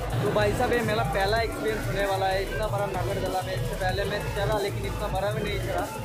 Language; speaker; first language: Hindi; non-native, local second language; Bangla